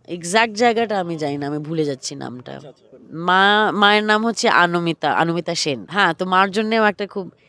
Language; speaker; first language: Bangla; early bilingual, heritage; Bangla